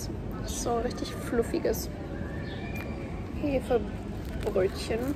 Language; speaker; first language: German; native; German